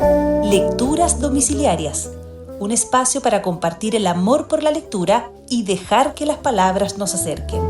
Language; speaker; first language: Spanish; native; Spanish